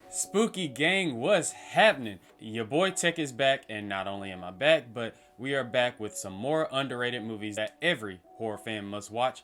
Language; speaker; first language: English; native; English